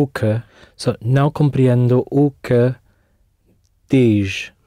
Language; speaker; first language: Portuguese; non-native, learner; English